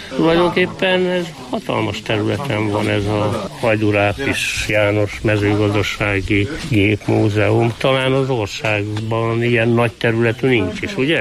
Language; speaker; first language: Hungarian; native; Hungarian